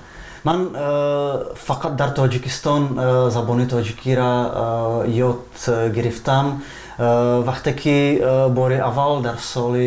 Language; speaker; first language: Persian; non-native, fluent; Czech